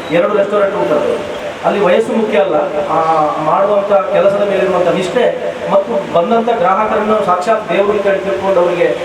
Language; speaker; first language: Kannada; native; Kannada